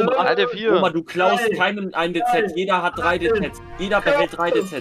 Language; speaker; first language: German; native; German